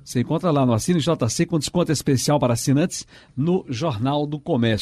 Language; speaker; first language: Portuguese; native; Portuguese